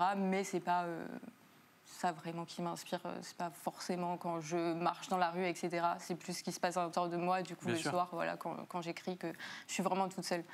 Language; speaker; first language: French; native; French